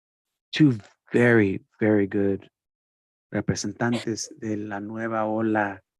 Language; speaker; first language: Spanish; early bilingual, heritage; Spanish